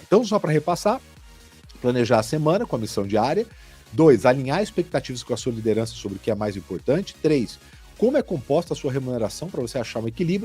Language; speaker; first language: Portuguese; native; Portuguese